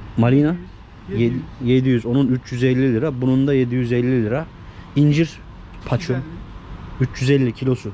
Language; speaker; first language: Turkish; native; Turkish